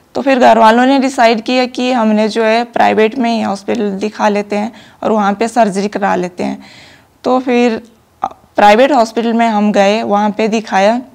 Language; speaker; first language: Hindi; native; Hindi